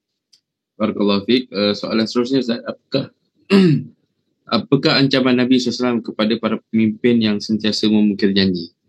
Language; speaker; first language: Malay; native; Malay